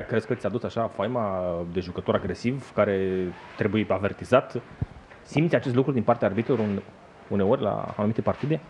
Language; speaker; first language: Romanian; native; Romanian